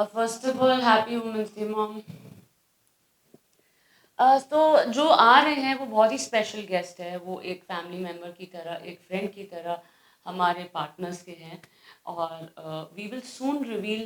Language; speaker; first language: Hindi; native; Hindi